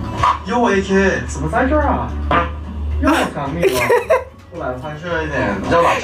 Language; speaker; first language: Chinese; non-native, fluent; Thai